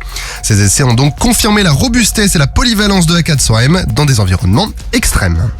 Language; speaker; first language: French; native; French